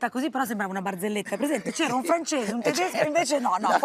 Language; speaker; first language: Italian; native; Italian